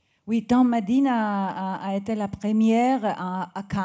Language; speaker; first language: French; non-native, learner; Polish